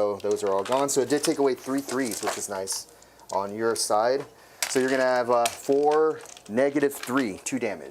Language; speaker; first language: English; native; English